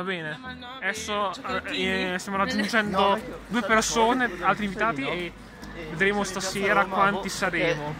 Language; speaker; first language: Italian; native; Italian